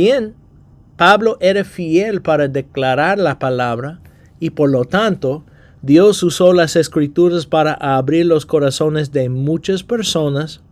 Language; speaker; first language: Spanish; non-native, fluent; English